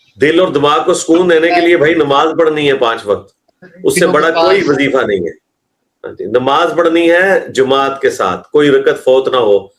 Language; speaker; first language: Urdu; non-native, local second language; Punjabi